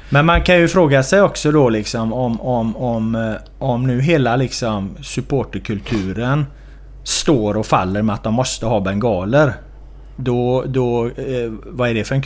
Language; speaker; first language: Swedish; native; Swedish